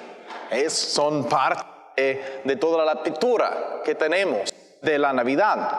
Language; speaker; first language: Spanish; non-native, learner; English